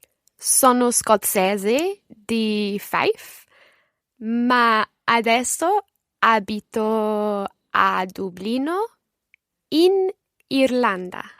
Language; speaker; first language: Italian; non-native, learner; English